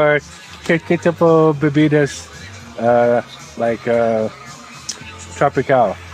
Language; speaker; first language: Spanish; non-native, learner; English